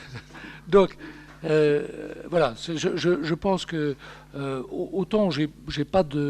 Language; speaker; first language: French; native; French